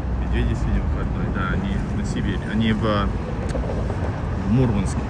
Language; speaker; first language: Russian; non-native, fluent; Finnish